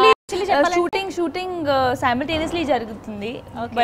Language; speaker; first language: Telugu; non-native, local second language; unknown